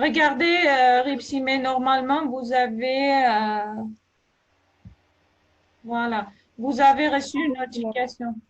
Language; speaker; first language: French; non-native, fluent; Armenian